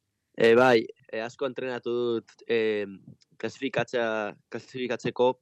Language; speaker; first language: Basque; non-native, local second language; Spanish